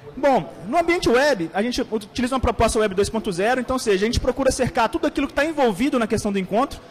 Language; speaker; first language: Portuguese; native; Portuguese